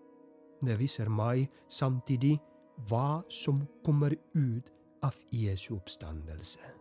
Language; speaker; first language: Norwegian; non-native, fluent; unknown